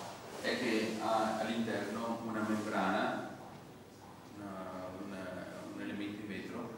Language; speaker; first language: Italian; native; Italian